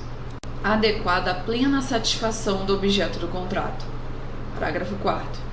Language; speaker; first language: Portuguese; native; Portuguese